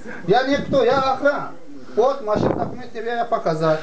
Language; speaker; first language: Russian; non-native, learner; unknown